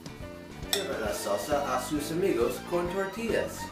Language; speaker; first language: Spanish; non-native, learner; English